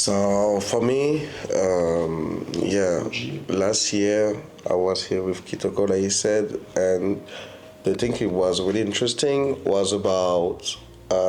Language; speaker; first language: English; non-native, fluent; French